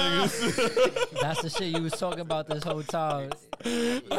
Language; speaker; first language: English; native; English